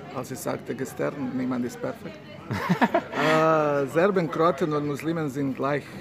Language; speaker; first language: German; non-native, learner; Bosnian